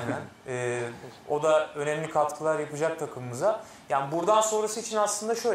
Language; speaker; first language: Turkish; native; Turkish